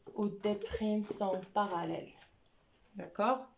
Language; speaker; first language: French; non-native, local second language; Arabic